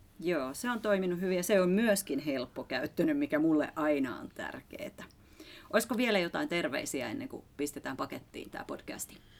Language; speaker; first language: Finnish; native; Finnish